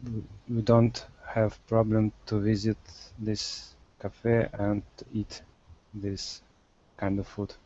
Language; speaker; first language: English; non-native, learner; Russian